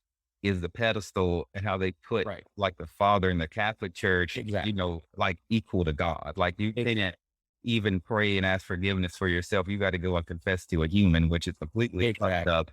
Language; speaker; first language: English; native; English